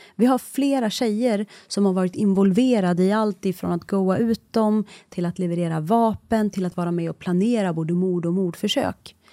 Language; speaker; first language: Swedish; early bilingual, other home language; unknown